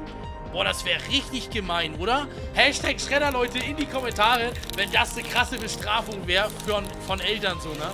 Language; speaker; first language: German; native; German